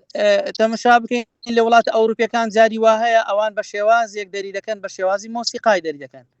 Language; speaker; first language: Central Kurdish; native; Central Kurdish